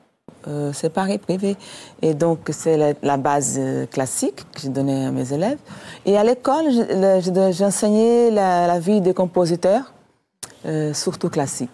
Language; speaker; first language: French; non-native, fluent; Portuguese